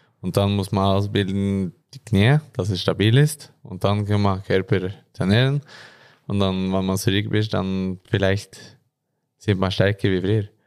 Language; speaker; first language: German; non-native, learner; Norwegian